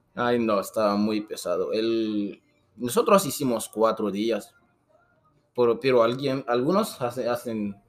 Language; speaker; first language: Spanish; non-native, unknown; Susu